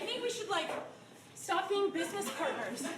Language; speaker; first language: English; native; English